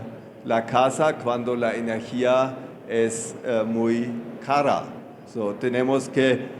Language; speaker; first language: Spanish; non-native, fluent; German